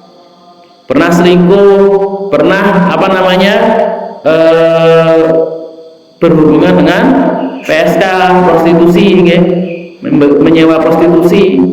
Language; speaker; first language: Indonesian; non-native, local second language; Javanese